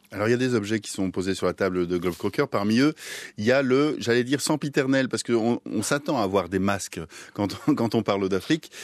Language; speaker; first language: French; native; French